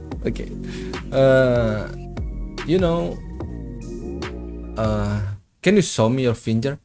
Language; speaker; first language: English; non-native, learner; Indonesian